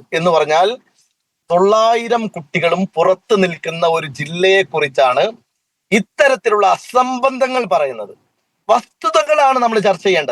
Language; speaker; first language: Malayalam; native; Malayalam